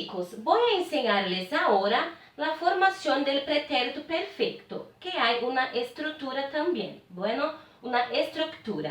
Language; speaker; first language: Spanish; non-native, fluent; Portuguese